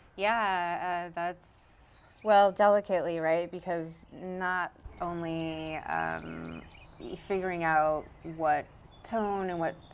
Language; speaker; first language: English; native; English